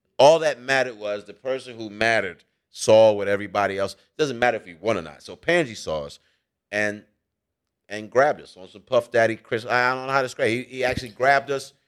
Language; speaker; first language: English; native; English